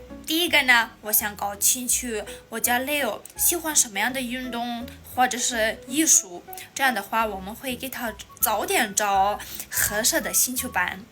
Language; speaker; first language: Chinese; non-native, fluent; Armenian